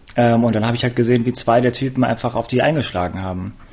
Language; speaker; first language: German; native; German